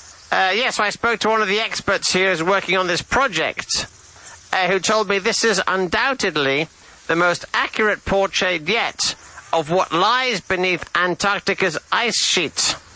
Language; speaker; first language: English; native; English